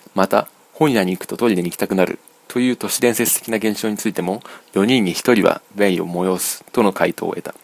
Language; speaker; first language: Japanese; native; Japanese